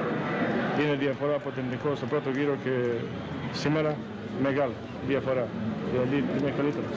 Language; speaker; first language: Greek; non-native, learner; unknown